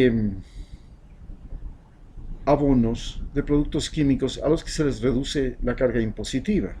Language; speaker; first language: Spanish; native; Spanish